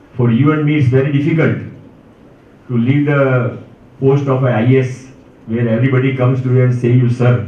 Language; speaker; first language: English; non-native, local second language; Marathi